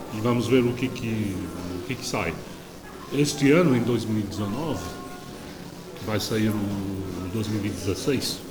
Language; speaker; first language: Portuguese; non-native, fluent; English